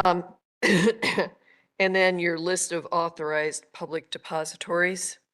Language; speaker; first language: English; native; English